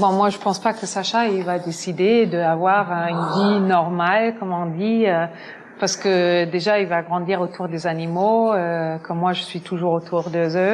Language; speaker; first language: French; non-native, fluent; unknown